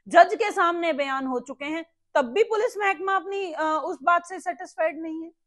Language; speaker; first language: Hindi; native; Hindi